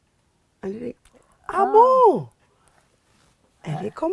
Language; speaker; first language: French; non-native, fluent; English